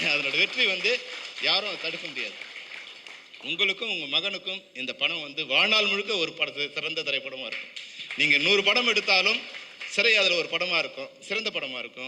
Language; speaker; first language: Tamil; native; Tamil